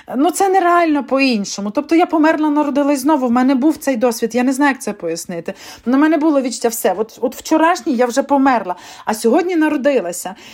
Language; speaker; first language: Ukrainian; native; Ukrainian